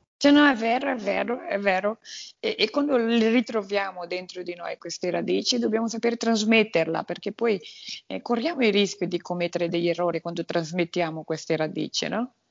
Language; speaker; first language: Italian; non-native, fluent; Portuguese